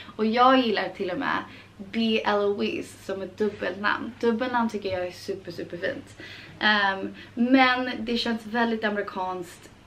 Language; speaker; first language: Swedish; early bilingual, heritage; Swedish